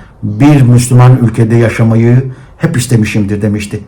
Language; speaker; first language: Turkish; native; Turkish